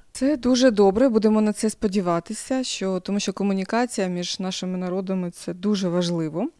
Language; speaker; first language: Ukrainian; native; Ukrainian